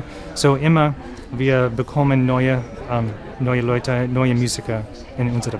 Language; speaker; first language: German; non-native, learner; English